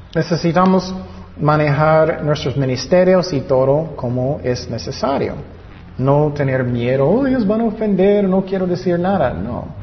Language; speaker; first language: Spanish; non-native, fluent; English